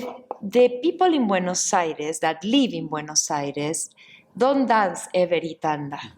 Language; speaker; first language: English; non-native, learner; Spanish